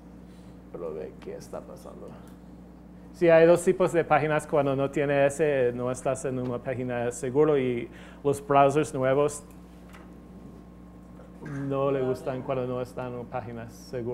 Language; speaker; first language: Spanish; non-native, fluent; English